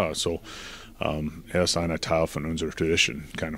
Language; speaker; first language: German; non-native, learner; English